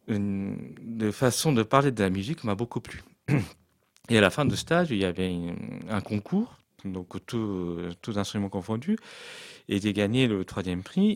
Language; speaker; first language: French; non-native, fluent; Japanese